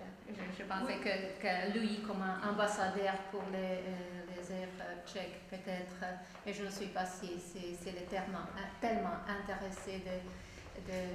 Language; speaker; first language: French; non-native, fluent; Czech